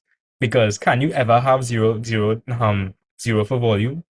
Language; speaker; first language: English; native; English